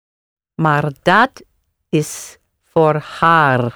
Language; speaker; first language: Dutch; non-native, learner; English